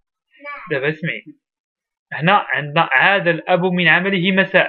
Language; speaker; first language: Arabic; native; Arabic